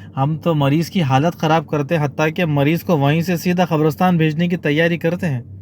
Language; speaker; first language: Urdu; native; Urdu